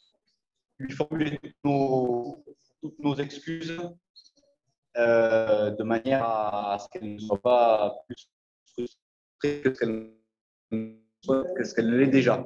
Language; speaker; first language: French; native; French